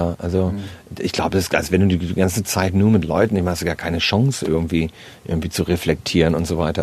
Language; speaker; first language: German; native; German